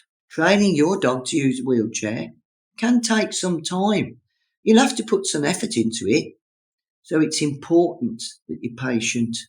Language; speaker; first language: English; native; English